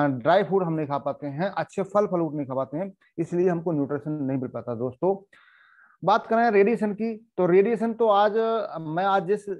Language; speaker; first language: Hindi; native; Hindi